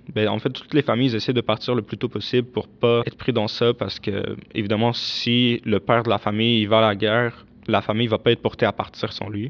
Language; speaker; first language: French; early bilingual, other home language; Arabic